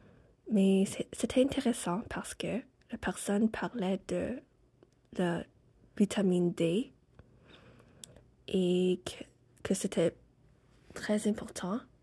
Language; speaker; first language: French; non-native, fluent; English